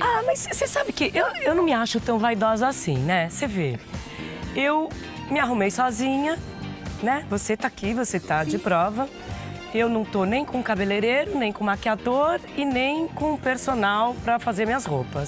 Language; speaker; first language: Portuguese; native; Portuguese